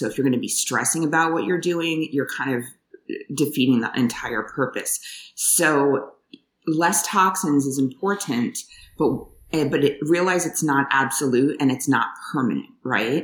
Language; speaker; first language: English; native; English